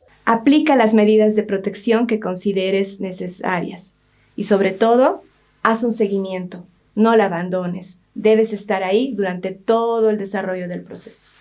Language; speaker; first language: Spanish; native; Spanish